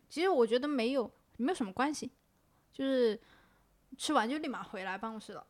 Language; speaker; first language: Chinese; non-native, local second language; Cantonese